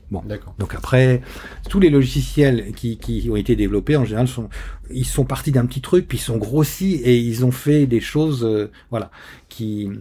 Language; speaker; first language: French; native; French